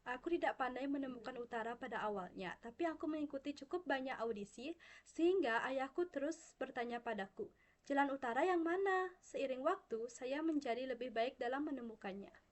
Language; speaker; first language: Indonesian; non-native, local second language; Balinese